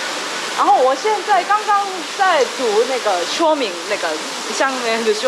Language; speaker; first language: Chinese; non-native, learner; Korean